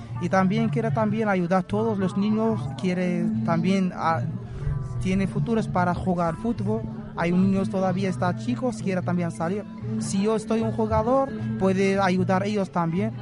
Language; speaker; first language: Spanish; non-native, learner; Arabic